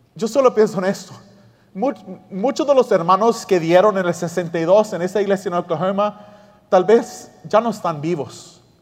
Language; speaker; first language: Spanish; early bilingual, heritage; Spanish